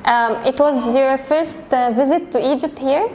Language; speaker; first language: English; non-native, fluent; Arabic